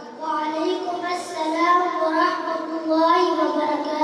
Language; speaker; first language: Arabic; non-native, learner; Urdu